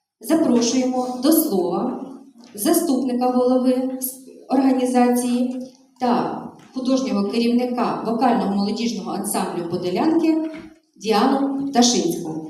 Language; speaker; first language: Ukrainian; native; Ukrainian